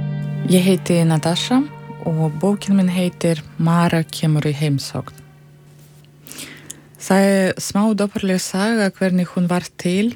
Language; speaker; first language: Icelandic; non-native, fluent; Russian